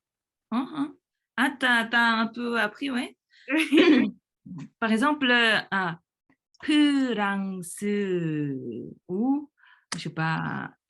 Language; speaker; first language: French; early bilingual, other home language; Korean